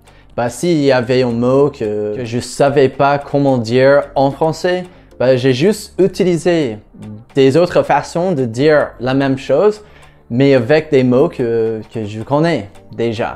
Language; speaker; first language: French; non-native, fluent; English